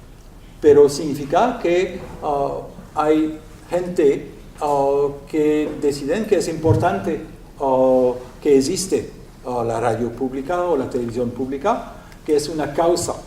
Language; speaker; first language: Spanish; non-native, learner; French